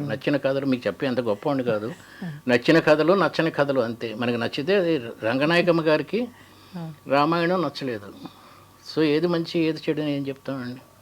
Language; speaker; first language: Telugu; native; Telugu